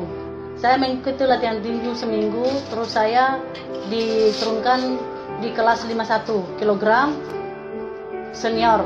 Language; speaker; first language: Indonesian; non-native, local second language; Nias